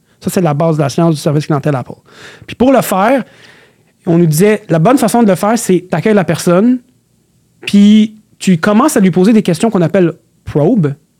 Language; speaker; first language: French; early bilingual, other home language; Arabic